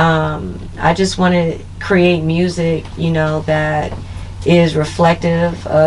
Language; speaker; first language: English; native; English